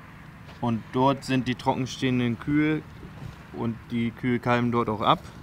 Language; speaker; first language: German; native; German